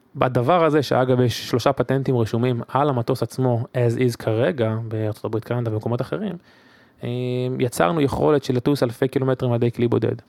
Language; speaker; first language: Hebrew; native; Hebrew